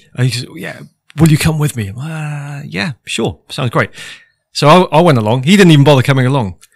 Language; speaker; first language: English; native; English